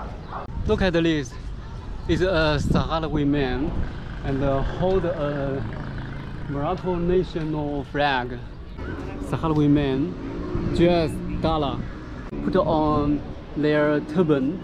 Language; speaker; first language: English; non-native, learner; Chinese